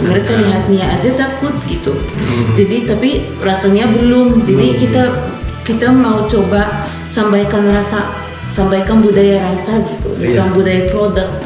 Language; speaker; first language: Indonesian; non-native, fluent; Arabic